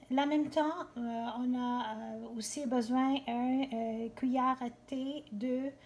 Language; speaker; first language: French; non-native, learner; Persian